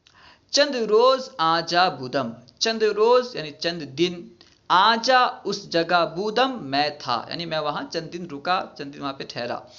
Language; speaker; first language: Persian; non-native, fluent; Urdu